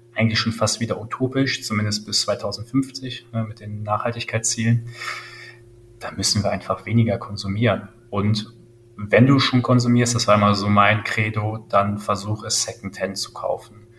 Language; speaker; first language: German; native; German